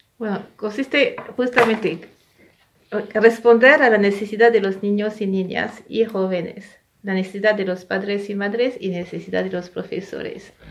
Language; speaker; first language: Spanish; non-native, fluent; French